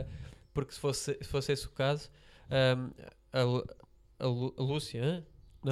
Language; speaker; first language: Portuguese; native; Portuguese